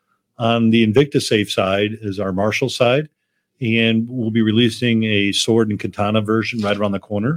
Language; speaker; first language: English; native; English